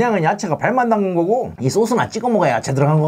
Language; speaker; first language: Korean; native; Korean